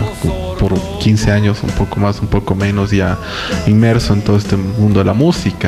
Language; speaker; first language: Spanish; native; Spanish